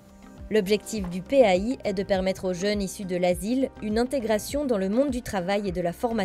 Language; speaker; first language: French; native; French